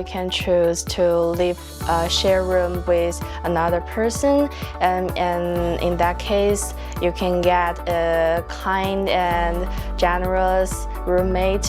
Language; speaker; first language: English; non-native, fluent; Chinese